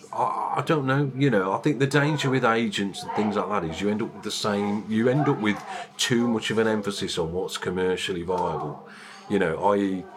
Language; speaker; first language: English; native; English